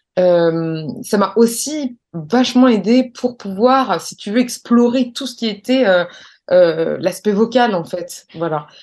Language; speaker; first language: French; native; French